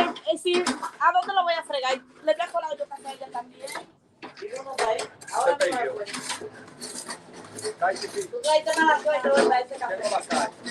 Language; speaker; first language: Spanish; native; Spanish